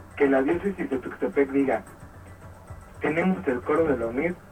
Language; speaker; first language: Spanish; native; Spanish